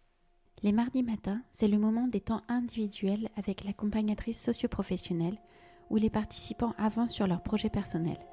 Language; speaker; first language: French; native; French